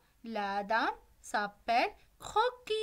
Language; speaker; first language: French; non-native, local second language; Arabic